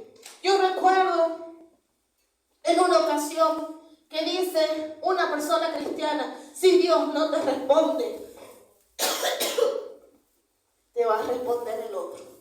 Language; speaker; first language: Spanish; native; Spanish